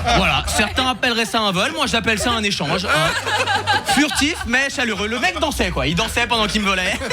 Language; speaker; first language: French; early bilingual, other home language; Portuguese